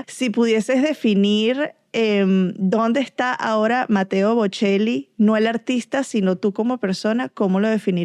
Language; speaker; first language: Spanish; native; Spanish